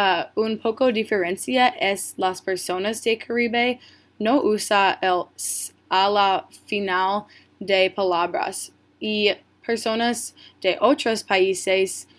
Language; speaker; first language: Spanish; non-native, learner; English